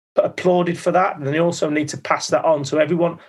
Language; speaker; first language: English; native; English